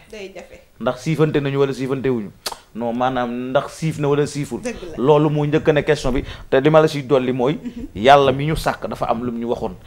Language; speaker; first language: Wolof; native; Wolof